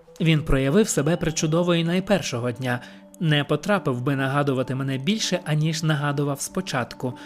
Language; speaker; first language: Ukrainian; native; Ukrainian